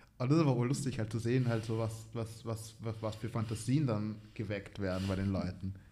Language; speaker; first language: German; early bilingual, other home language; Swahili